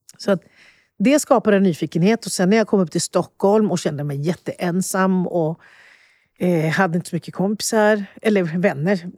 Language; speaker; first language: Swedish; early bilingual, other home language; Spanish